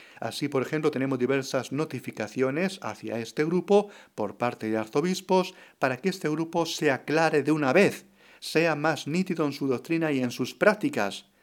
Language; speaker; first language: Spanish; native; Spanish